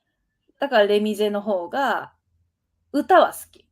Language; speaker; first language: Japanese; native; Japanese